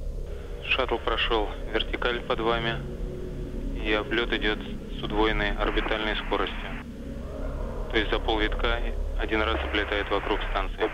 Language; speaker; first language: Russian; native; Russian